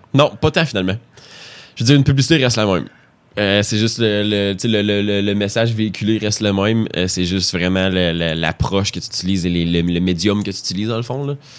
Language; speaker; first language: French; native; French